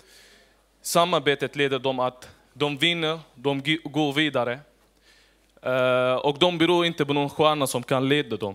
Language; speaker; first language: Swedish; non-native, fluent; Arabic